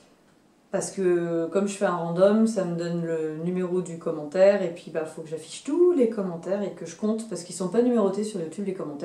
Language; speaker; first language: French; native; French